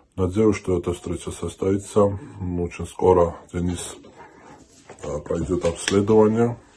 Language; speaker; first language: Russian; non-native, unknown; Georgian